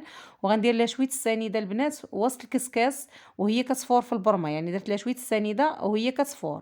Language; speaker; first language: Arabic; native; Arabic